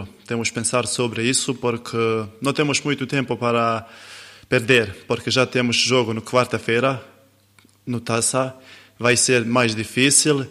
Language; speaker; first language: Portuguese; non-native, learner; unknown